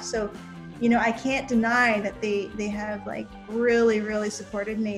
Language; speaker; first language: English; native; English